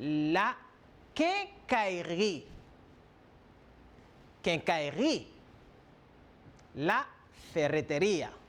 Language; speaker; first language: Spanish; non-native, fluent; French